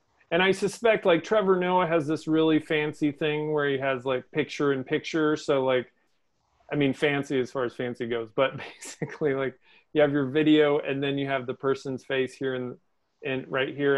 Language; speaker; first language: English; native; English